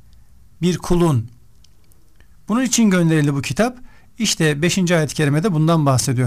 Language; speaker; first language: Turkish; native; Turkish